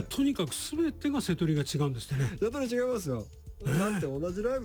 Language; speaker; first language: Japanese; native; Japanese